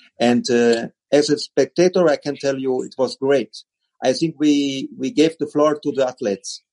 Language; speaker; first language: English; non-native, learner; German